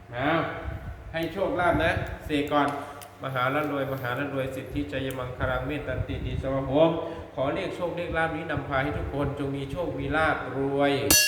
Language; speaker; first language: Thai; non-native, local second language; Northeastern Thai